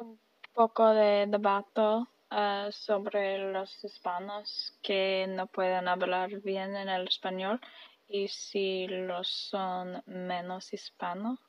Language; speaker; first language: Spanish; early bilingual, heritage; Spanish